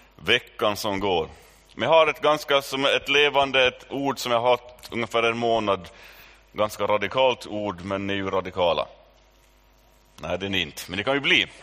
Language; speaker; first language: Swedish; native; Swedish